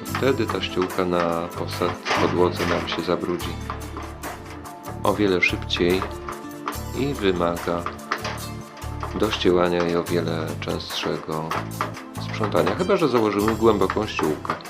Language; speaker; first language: Polish; native; Polish